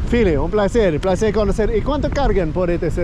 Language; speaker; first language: Spanish; non-native, learner; English